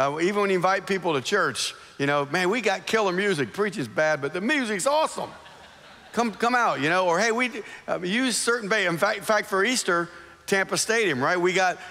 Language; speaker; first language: English; native; English